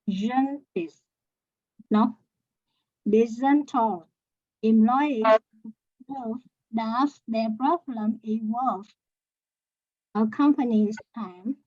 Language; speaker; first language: English; non-native, learner; Vietnamese